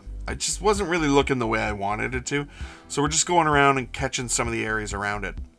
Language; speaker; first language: English; native; English